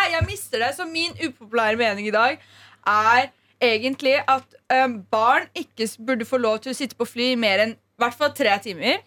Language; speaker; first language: Norwegian; early bilingual, other home language; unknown